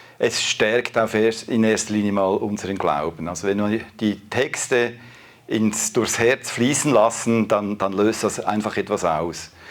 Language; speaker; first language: German; native; German